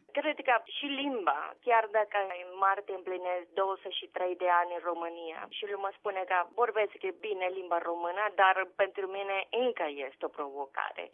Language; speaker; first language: Romanian; non-native, fluent; Spanish